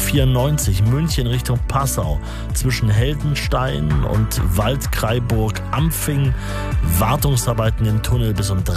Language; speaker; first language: German; native; German